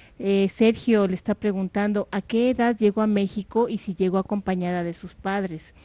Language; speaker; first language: Spanish; native; Spanish